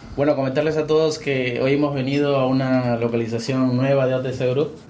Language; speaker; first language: Spanish; native; Spanish